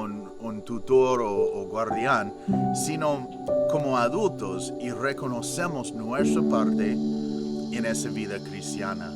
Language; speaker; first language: Spanish; non-native, fluent; English